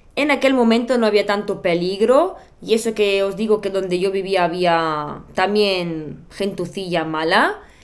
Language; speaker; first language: Spanish; non-native, fluent; Bulgarian